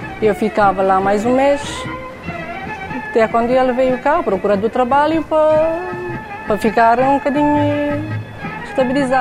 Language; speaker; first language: Portuguese; non-native, learner; Romanian